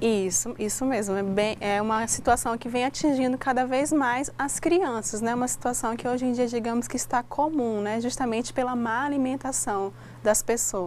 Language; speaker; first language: Portuguese; native; Portuguese